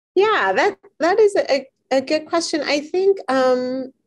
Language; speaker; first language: English; native; English